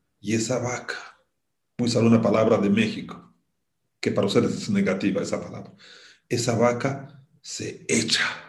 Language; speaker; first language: Spanish; non-native, fluent; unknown